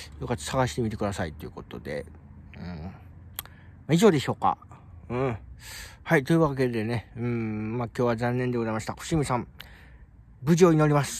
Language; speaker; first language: Japanese; native; Japanese